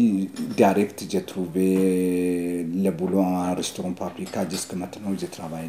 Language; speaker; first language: French; non-native, learner; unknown